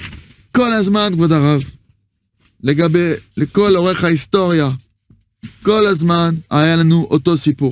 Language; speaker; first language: Hebrew; non-native, fluent; French